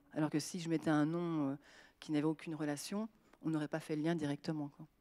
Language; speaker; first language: French; native; French